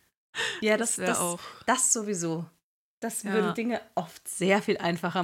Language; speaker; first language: German; native; German